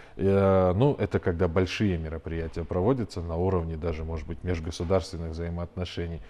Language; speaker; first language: Russian; non-native, local second language; Kyrgyz